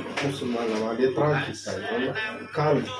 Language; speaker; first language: French; non-native, learner; Arabic